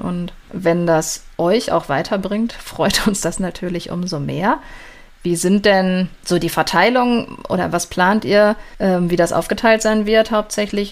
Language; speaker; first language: German; native; German